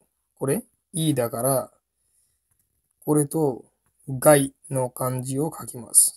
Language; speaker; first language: Japanese; non-native, learner; Bangla